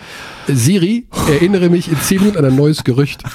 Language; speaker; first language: German; native; German